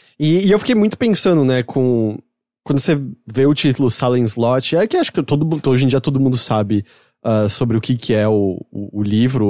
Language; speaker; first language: Portuguese; native; Portuguese